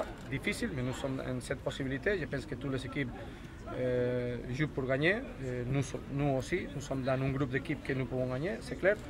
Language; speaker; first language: French; non-native, fluent; Spanish